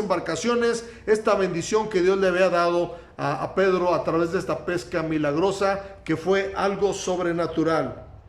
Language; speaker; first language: Spanish; native; Spanish